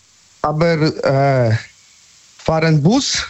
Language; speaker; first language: German; non-native, learner; Polish